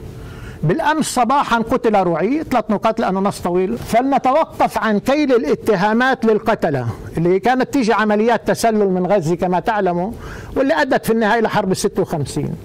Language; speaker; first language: Arabic; native; Arabic